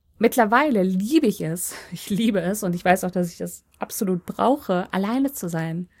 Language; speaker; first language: German; early bilingual, other home language; Polish